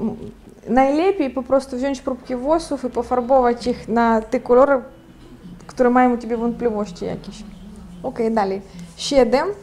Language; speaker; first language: Polish; non-native, fluent; Ukrainian